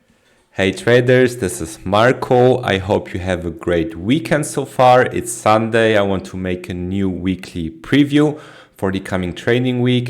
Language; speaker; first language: English; non-native, fluent; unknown